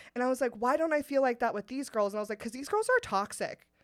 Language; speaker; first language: English; native; English